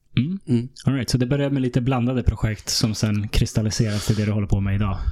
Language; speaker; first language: Swedish; early bilingual, other home language; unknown